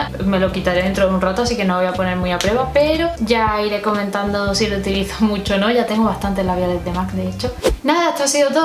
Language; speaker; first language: Spanish; native; Spanish